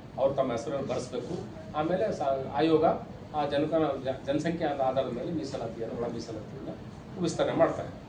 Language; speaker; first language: Kannada; native; Kannada